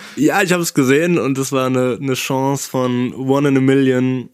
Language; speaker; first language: German; native; German